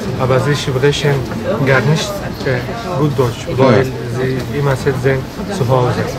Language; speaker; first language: German; non-native, learner; Arabic